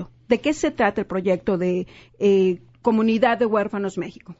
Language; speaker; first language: Spanish; native; Spanish